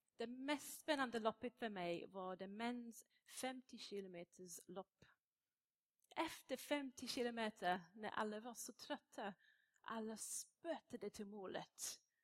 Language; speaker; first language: Swedish; non-native, fluent; English